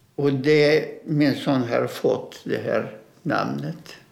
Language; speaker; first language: Swedish; non-native, fluent; Russian